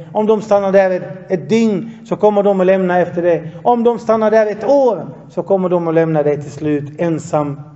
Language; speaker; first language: Swedish; non-native, fluent; Arabic